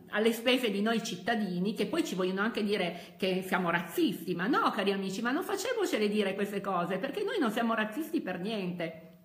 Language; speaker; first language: Italian; native; Italian